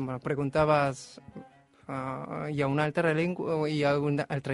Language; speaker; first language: Catalan; non-native, learner; Korean